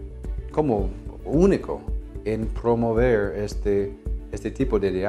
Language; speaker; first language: Spanish; non-native, fluent; English